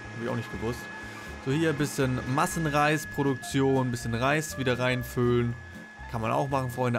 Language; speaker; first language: German; native; German